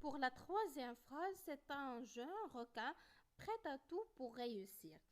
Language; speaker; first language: French; non-native, local second language; Arabic